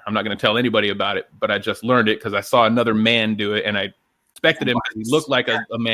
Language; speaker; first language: English; native; English